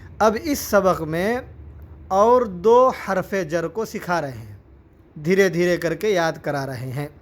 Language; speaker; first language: Urdu; native; Urdu